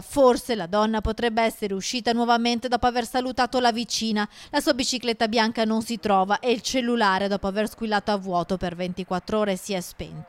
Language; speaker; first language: Italian; native; Italian